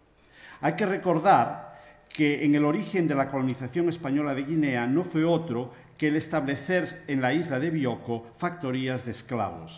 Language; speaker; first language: Spanish; native; Spanish